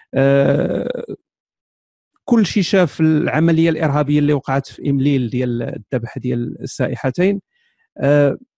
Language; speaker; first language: Arabic; native; Arabic